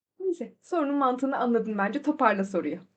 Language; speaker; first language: Turkish; native; Turkish